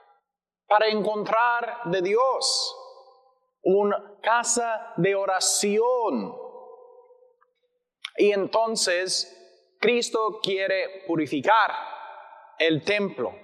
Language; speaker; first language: Spanish; non-native, learner; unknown